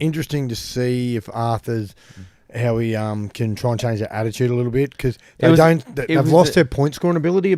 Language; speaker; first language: English; native; English